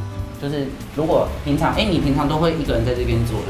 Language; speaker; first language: Chinese; native; Chinese